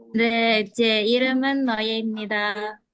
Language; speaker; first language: Korean; non-native, learner; Indonesian